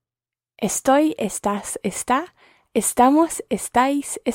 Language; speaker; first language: Spanish; non-native, learner; English